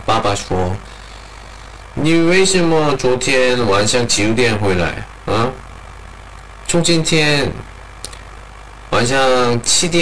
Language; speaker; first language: Chinese; non-native, learner; Korean